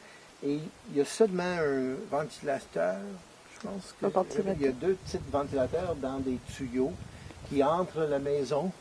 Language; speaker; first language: French; non-native, fluent; English